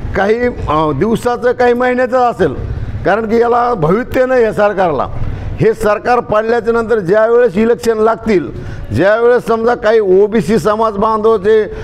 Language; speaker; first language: Marathi; native; Marathi